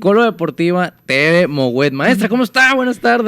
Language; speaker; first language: Spanish; native; Spanish